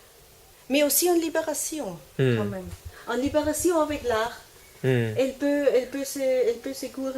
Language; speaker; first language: French; non-native, learner; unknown